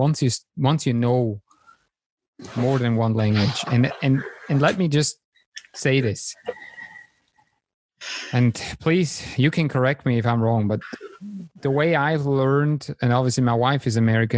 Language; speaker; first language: English; non-native, fluent; German